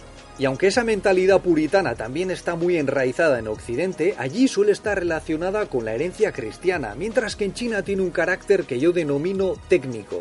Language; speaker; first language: Spanish; native; Spanish